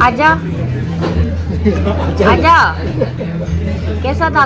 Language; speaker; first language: Hindi; non-native, local second language; Tibetan